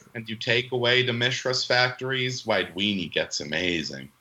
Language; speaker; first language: English; non-native, fluent; Swiss German